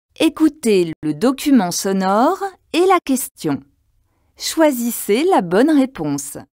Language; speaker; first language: French; native; French